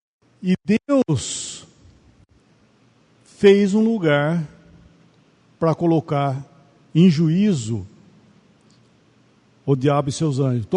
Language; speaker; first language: Portuguese; native; Portuguese